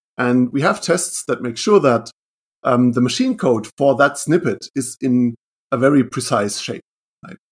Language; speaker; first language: English; non-native, fluent; German